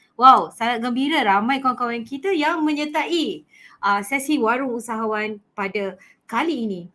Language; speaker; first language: Malay; native; Malay